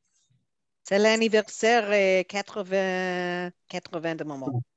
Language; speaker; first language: French; non-native, fluent; Hebrew